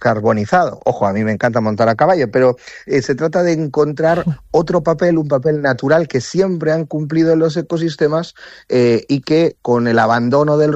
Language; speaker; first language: Catalan; non-native, local second language; Galician